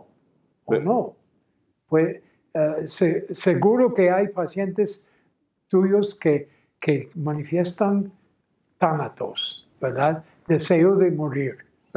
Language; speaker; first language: Spanish; non-native, fluent; English